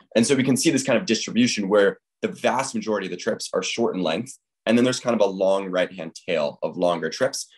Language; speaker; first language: English; native; English